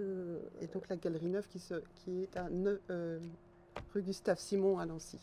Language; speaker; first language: French; native; French